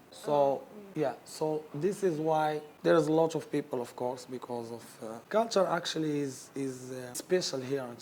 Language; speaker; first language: English; non-native, learner; Arabic